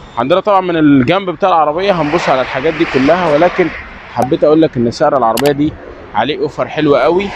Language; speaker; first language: Egyptian Arabic; native; Egyptian Arabic